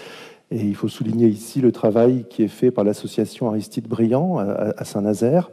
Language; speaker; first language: French; native; French